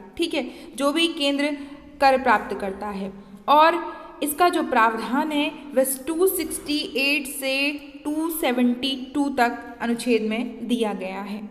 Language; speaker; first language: Hindi; native; Hindi